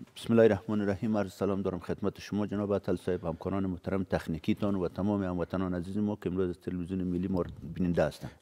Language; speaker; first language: Persian; native; Persian